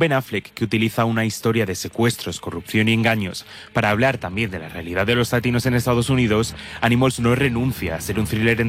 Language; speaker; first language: Spanish; native; Spanish